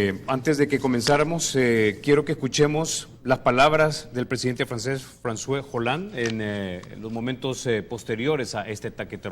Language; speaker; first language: Spanish; native; Spanish